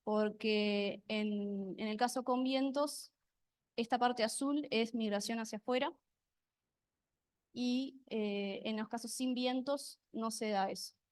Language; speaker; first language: Spanish; native; Spanish